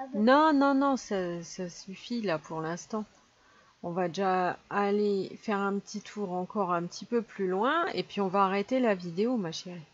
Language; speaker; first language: French; native; French